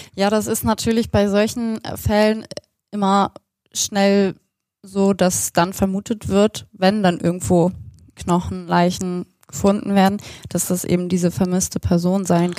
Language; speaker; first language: German; native; German